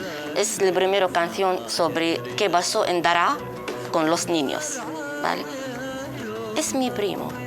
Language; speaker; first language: Spanish; non-native, learner; Arabic